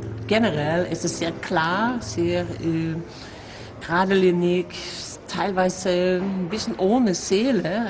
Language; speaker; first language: German; non-native, fluent; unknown